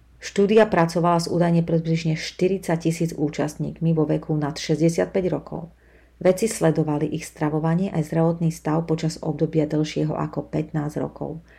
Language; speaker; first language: Slovak; native; Slovak